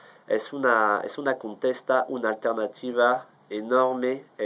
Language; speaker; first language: Spanish; non-native, fluent; French